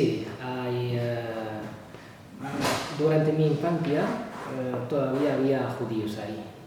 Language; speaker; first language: Spanish; non-native, fluent; Arabic